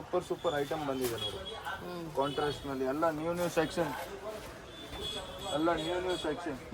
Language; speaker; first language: Kannada; non-native, local second language; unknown